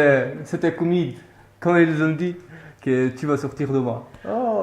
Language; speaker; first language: French; non-native, learner; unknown